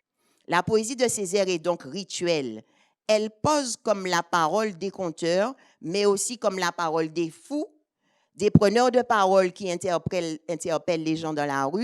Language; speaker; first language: French; native; French